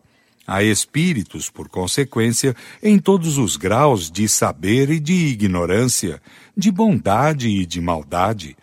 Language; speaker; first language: Portuguese; native; Portuguese